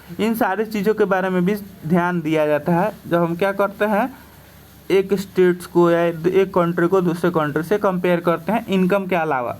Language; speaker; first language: Hindi; native; Hindi